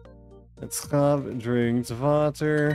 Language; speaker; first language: Dutch; non-native, learner; English